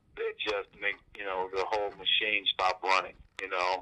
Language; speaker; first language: English; native; English